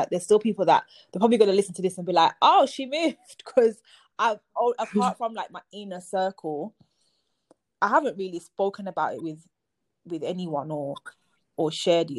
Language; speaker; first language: English; native; English